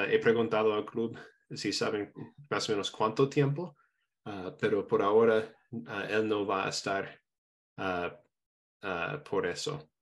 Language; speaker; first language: Spanish; non-native, fluent; English